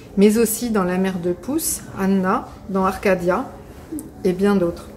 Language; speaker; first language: French; native; French